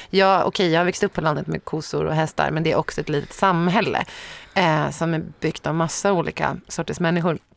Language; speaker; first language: Swedish; native; Swedish